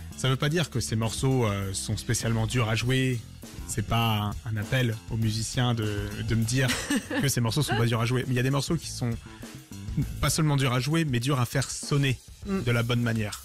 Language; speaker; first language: French; native; French